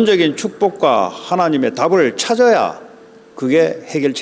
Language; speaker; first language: Korean; native; Korean